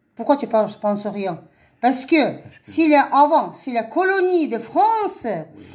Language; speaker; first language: French; non-native, learner; Russian